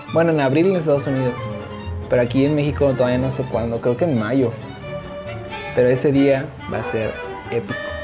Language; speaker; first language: Spanish; native; Spanish